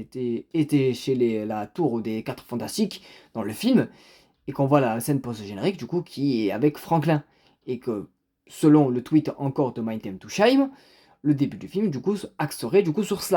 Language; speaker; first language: French; native; French